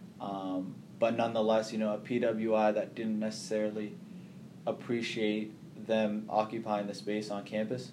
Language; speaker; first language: English; early bilingual, other home language; Somali